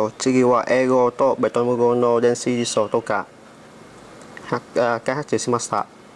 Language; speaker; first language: Japanese; non-native, learner; Vietnamese